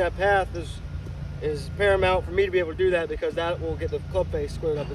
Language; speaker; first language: English; native; English